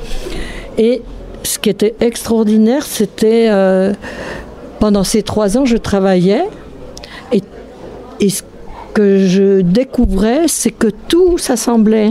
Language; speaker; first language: French; native; French